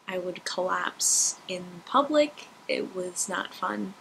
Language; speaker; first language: English; native; English